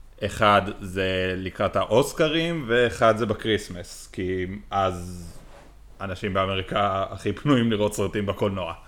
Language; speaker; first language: Hebrew; native; Hebrew